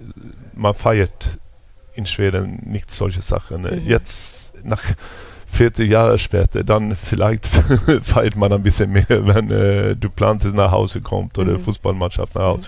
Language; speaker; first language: German; non-native, fluent; Swedish